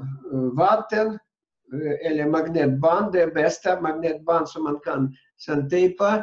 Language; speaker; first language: Swedish; non-native, fluent; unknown